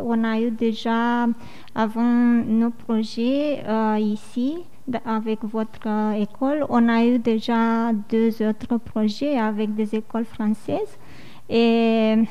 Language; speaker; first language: French; non-native, fluent; Romanian